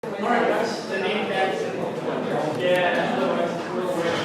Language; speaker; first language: English; native; English